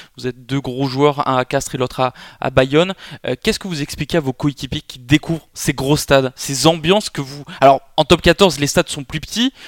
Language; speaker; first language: French; native; French